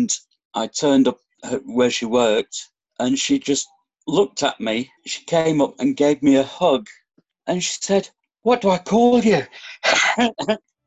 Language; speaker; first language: English; native; English